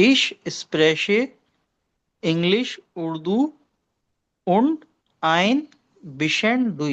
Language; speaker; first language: German; non-native, learner; Urdu